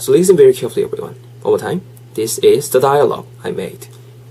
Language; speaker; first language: English; non-native, fluent; Korean